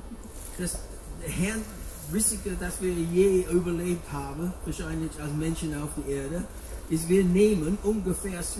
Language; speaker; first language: German; non-native, fluent; English